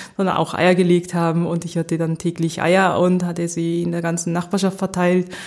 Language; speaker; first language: German; early bilingual, heritage; Japanese